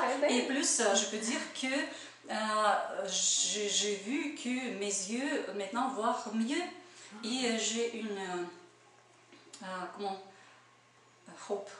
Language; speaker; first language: French; non-native, learner; Russian